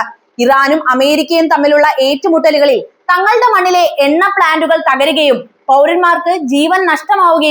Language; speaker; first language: Malayalam; native; Malayalam